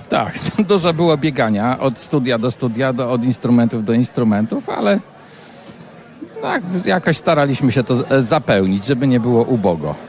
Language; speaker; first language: Polish; native; Polish